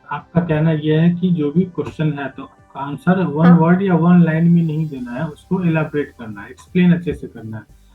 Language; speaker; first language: Hindi; native; Hindi